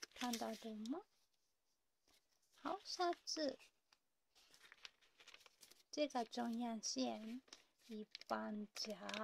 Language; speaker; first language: Chinese; non-native, learner; Japanese